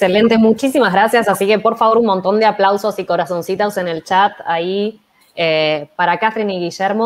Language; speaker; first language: Spanish; native; Spanish